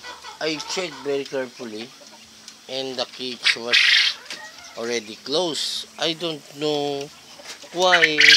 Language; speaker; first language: English; non-native, local second language; Filipino